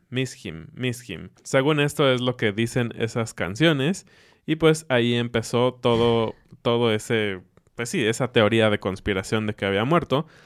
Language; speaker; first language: Spanish; native; Spanish